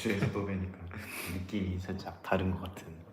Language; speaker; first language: Korean; native; Korean